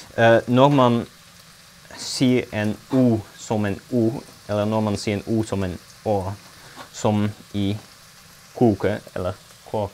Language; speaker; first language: Norwegian; non-native, learner; Dutch